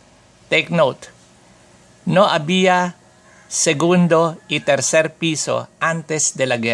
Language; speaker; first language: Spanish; non-native, fluent; Filipino